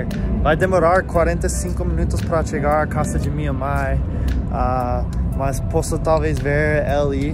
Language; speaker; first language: Portuguese; non-native, fluent; English